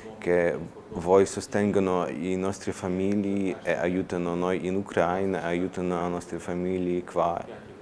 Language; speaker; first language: Italian; non-native, learner; Ukrainian